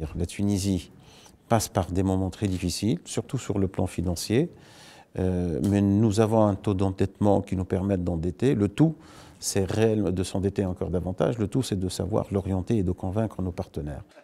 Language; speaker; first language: French; non-native, local second language; Arabic